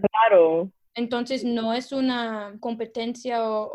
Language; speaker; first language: Spanish; non-native, fluent; English